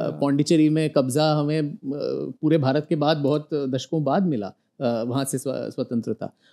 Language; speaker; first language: Hindi; non-native, local second language; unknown